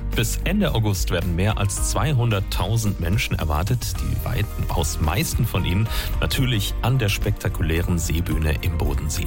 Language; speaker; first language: German; native; German